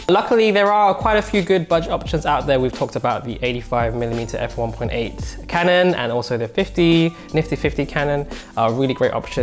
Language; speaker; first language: English; native; English